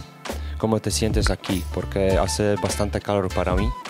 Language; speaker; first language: Spanish; non-native, learner; Polish